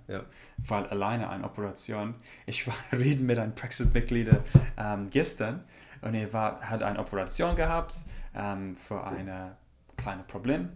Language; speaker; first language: German; non-native, learner; English